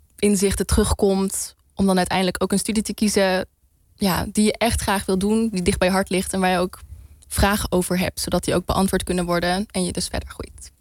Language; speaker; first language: Dutch; native; Dutch